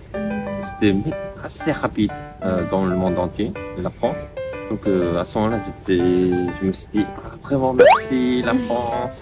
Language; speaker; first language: French; non-native, learner; Korean